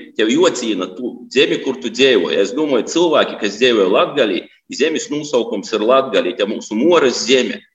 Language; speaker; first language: Latvian; native; Latvian